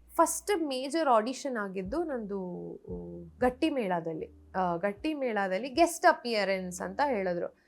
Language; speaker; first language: Kannada; non-native, local second language; Rajasthani